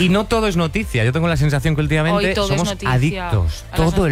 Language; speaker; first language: Spanish; native; Spanish